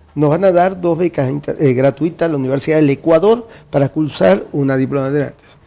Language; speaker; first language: Spanish; native; Spanish